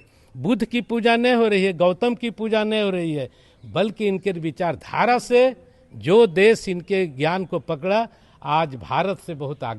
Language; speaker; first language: Hindi; native; Hindi